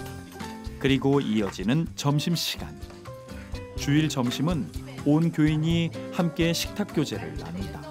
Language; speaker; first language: Korean; native; Korean